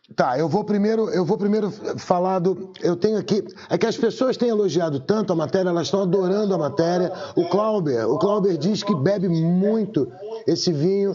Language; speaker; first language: Portuguese; native; Portuguese